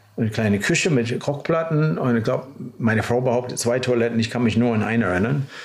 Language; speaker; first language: German; non-native, fluent; English